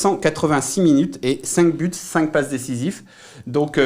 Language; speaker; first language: French; native; French